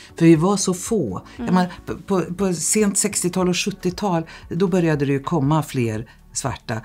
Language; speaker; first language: Swedish; native; Swedish